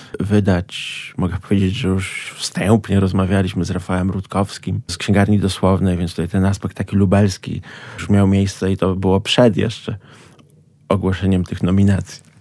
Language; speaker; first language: Polish; native; Polish